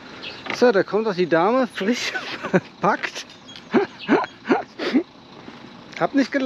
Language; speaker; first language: German; native; German